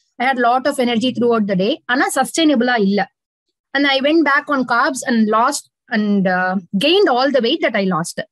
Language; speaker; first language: Tamil; native; Tamil